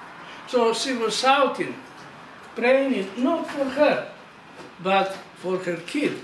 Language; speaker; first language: English; non-native, fluent; Greek